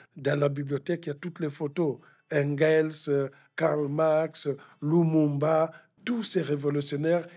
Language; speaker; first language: French; non-native, local second language; Kituba (Democratic Republic of Congo)